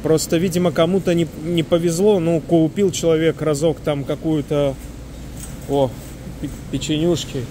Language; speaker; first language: Russian; native; Russian